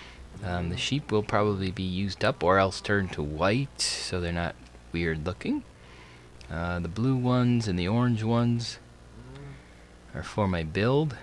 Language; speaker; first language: English; native; English